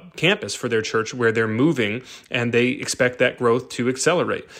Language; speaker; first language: English; native; English